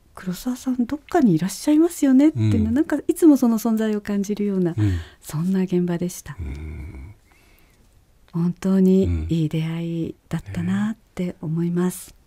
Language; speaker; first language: Japanese; native; Japanese